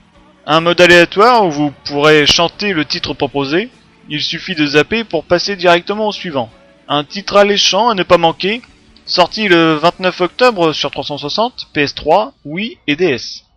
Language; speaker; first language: French; native; French